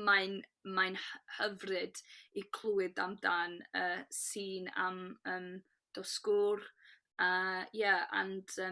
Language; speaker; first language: Welsh; non-native, local second language; English